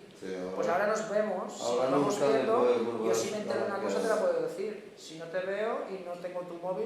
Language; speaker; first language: Spanish; native; Spanish